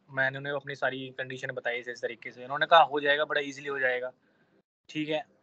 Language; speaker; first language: Hindi; native; Hindi